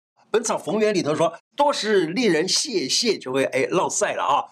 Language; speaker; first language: Chinese; native; Chinese